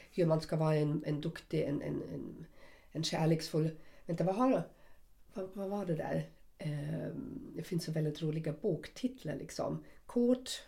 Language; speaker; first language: Swedish; non-native, fluent; German